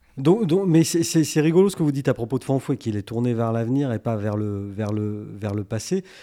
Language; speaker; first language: French; native; French